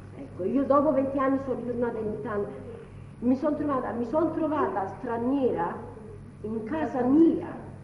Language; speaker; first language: Italian; native; Italian